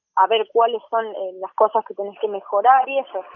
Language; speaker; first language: Spanish; native; Spanish